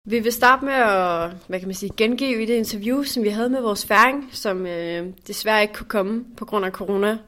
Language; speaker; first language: Danish; native; Danish